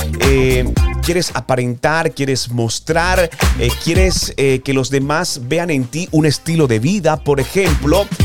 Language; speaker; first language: Spanish; native; Spanish